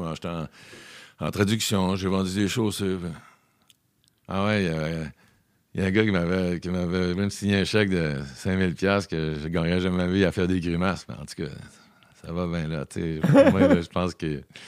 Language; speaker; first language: French; native; French